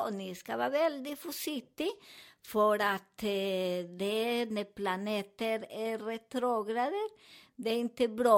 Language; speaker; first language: Swedish; non-native, learner; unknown